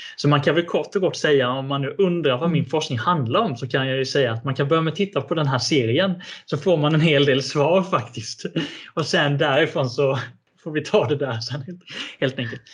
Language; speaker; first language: Swedish; native; Swedish